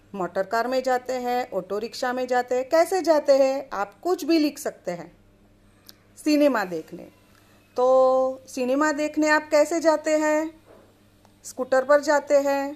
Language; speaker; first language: Hindi; non-native, local second language; Gujarati